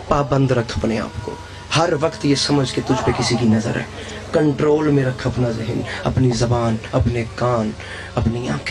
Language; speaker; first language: Urdu; native; Urdu